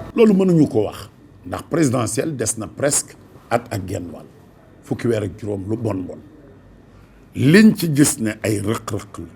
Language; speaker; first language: Wolof; native; Wolof